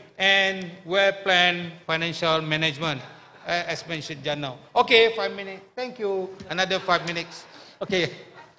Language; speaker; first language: English; non-native, local second language; Malay